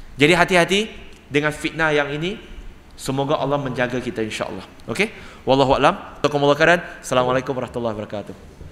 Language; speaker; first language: Malay; non-native, local second language; Cantonese